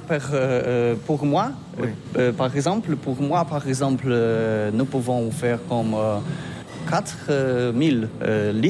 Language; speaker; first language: French; non-native, learner; Polish